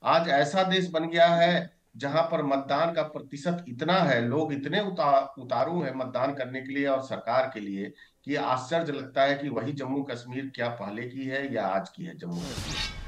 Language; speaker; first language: Hindi; native; Hindi